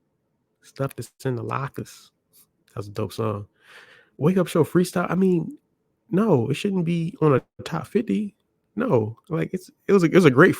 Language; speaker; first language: English; native; English